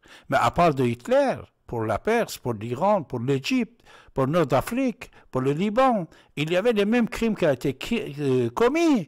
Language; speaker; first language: French; non-native, fluent; Persian